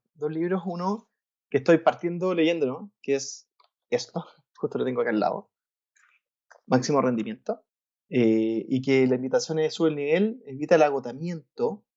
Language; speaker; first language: Spanish; native; Spanish